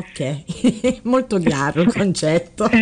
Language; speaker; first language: Italian; native; Italian